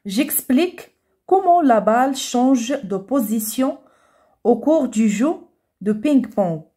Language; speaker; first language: French; non-native, local second language; Arabic